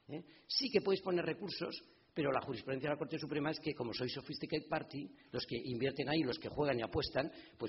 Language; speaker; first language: Spanish; native; Spanish